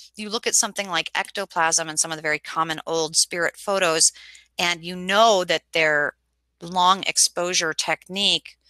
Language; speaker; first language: English; native; English